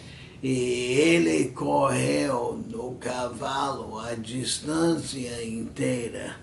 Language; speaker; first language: Portuguese; non-native, fluent; English